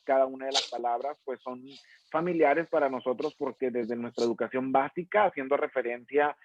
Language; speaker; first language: Spanish; native; Spanish